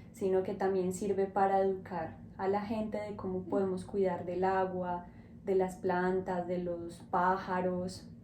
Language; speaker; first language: Spanish; native; Spanish